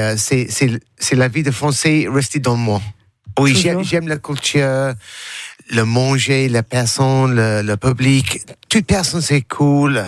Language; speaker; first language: French; non-native, learner; English